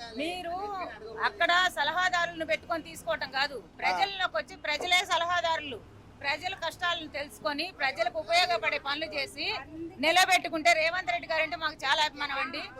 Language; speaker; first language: Telugu; native; Telugu